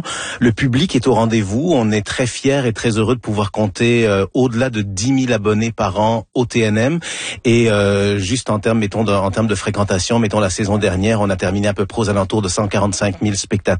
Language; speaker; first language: French; native; French